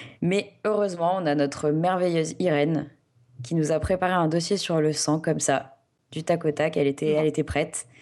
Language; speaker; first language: French; native; French